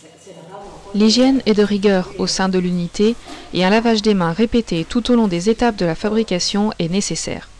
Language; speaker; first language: French; native; French